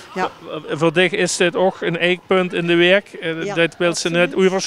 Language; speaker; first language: Dutch; native; Dutch